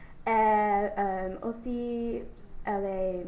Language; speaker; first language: French; non-native, learner; English